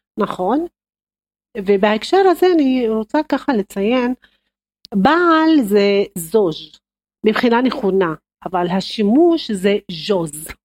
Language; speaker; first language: Hebrew; non-native, local second language; Arabic